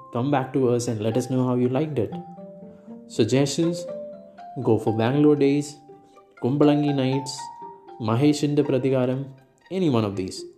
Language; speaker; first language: English; non-native, local second language; Malayalam